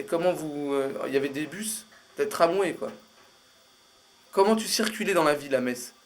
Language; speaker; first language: French; native; French